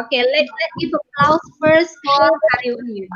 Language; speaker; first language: English; non-native, fluent; Indonesian